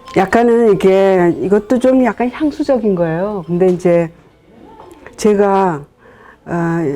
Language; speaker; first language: Korean; native; Korean